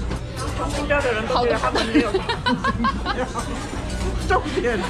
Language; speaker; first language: Chinese; early bilingual, heritage; Chinese